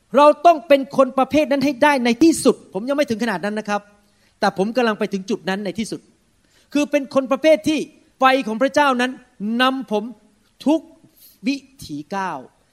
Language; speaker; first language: Thai; early bilingual, heritage; Thai